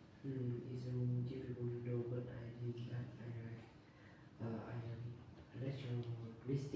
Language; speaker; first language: English; non-native, learner; Vietnamese